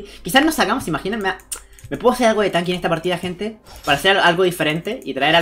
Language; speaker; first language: Spanish; native; Spanish